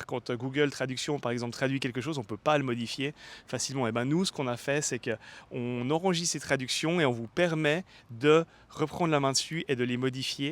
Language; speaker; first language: French; native; French